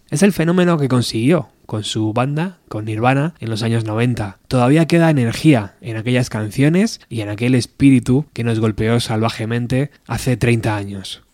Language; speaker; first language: Spanish; native; Spanish